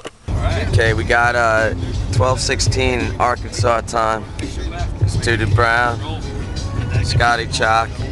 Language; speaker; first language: English; native; English